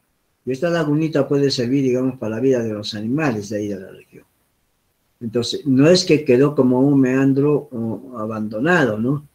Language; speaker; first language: Spanish; native; Spanish